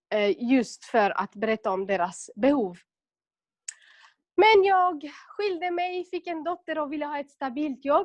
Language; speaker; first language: Swedish; non-native, local second language; Kurdish